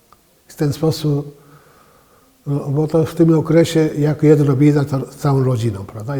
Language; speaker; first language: Polish; non-native, fluent; Japanese